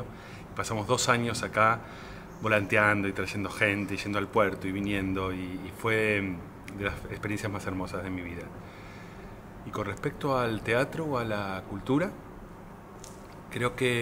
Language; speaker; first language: Spanish; native; Spanish